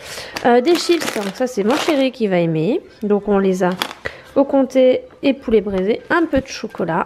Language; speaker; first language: French; native; French